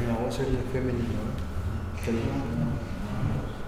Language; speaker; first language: Spanish; non-native, local second language; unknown